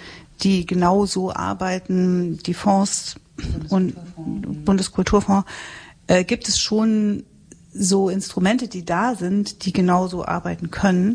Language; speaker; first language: German; native; German